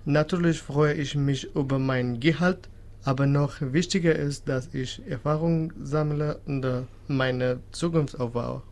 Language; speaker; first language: German; non-native, fluent; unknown